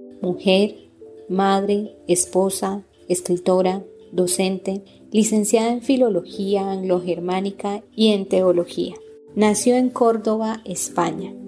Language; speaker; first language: Spanish; native; Spanish